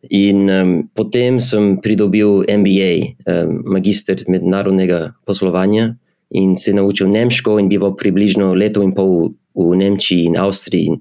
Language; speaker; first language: Slovenian; non-native, fluent; English